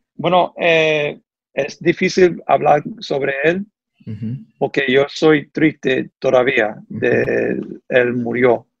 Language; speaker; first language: Spanish; early bilingual, heritage; Spanish